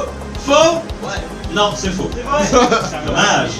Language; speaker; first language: French; native; French